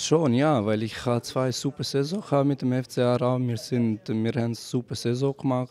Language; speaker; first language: German; non-native, fluent; Albanian